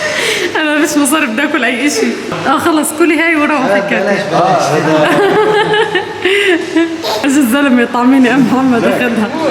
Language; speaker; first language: Arabic; native; Arabic